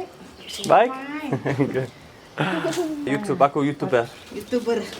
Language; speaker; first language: Indonesian; non-native, learner; English